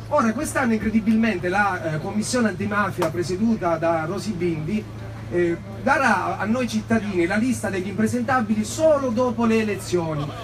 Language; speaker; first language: Italian; native; Italian